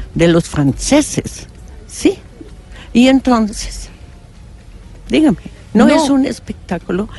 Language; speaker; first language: Spanish; non-native, fluent; German